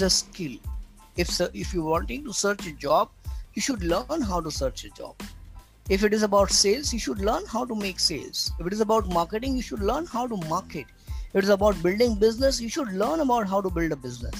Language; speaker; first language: English; non-native, local second language; Hindi